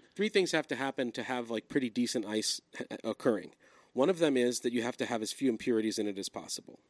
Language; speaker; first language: English; native; English